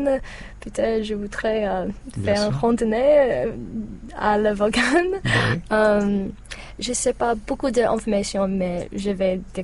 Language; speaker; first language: French; non-native, learner; English